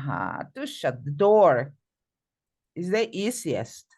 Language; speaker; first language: English; non-native, fluent; Spanish